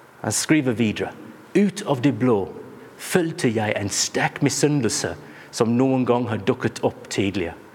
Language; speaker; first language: Norwegian; non-native, fluent; English